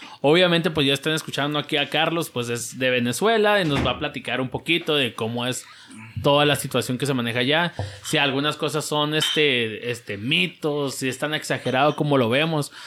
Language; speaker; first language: Spanish; native; Spanish